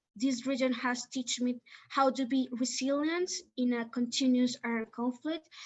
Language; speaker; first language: English; non-native, fluent; Spanish